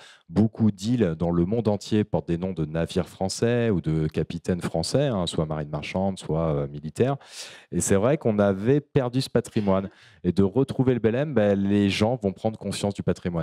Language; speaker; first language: French; native; French